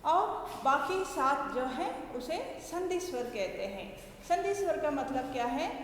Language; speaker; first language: Hindi; non-native, local second language; Kannada